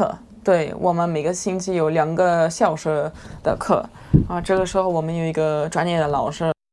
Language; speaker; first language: Chinese; non-native, fluent; German